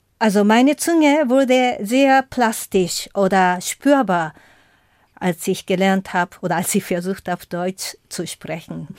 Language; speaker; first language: German; non-native, fluent; Japanese